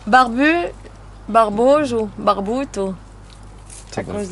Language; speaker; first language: Polish; early bilingual, heritage; French